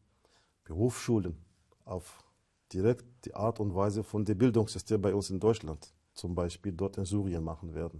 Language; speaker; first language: German; non-native, fluent; Arabic